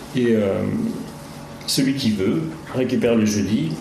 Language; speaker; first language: French; native; French